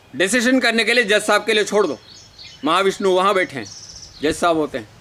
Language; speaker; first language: Hindi; non-native, local second language; Telugu